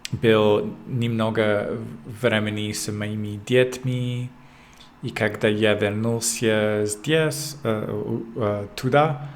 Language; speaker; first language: Russian; non-native, learner; English